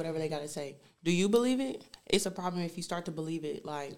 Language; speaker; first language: English; native; English